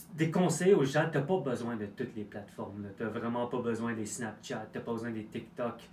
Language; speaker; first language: French; native; French